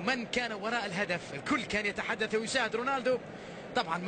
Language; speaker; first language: Arabic; native; Arabic